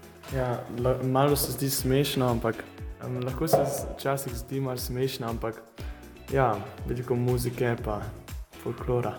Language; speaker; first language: Slovenian; early bilingual, heritage; Slovenian